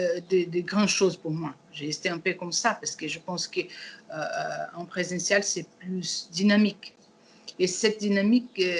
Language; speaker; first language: French; non-native, learner; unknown